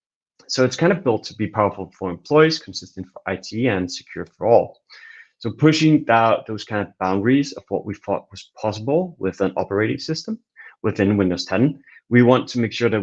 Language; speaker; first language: English; non-native, fluent; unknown